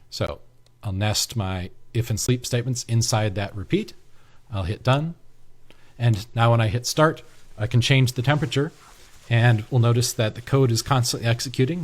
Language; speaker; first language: English; native; English